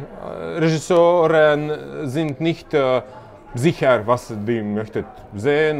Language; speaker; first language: German; non-native, learner; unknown